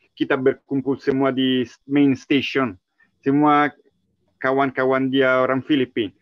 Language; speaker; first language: Indonesian; non-native, learner; Italian